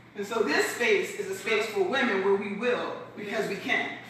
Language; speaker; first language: English; native; English